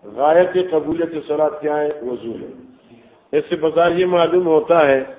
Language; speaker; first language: Urdu; non-native, local second language; Northern Hindko